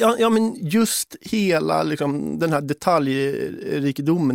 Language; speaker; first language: Swedish; native; Swedish